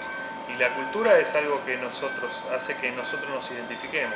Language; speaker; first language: Spanish; native; Spanish